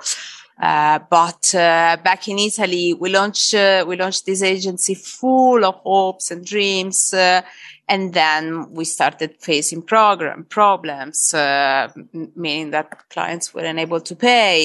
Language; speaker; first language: English; non-native, fluent; Italian